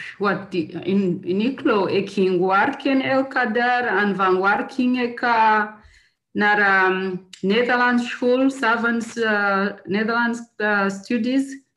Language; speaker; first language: Dutch; non-native, learner; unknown